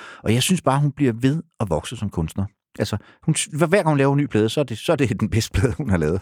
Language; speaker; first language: Danish; native; Danish